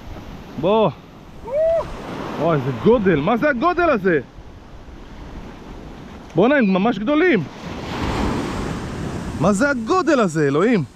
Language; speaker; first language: Hebrew; native; Hebrew